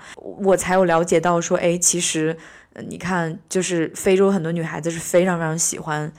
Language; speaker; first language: Chinese; native; Chinese